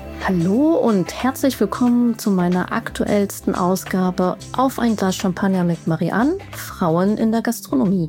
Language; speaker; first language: German; native; German